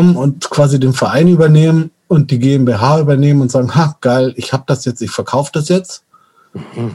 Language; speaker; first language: German; native; German